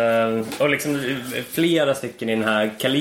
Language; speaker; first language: Swedish; native; Swedish